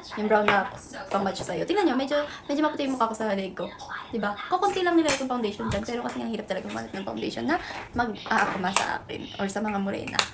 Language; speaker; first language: Filipino; native; Filipino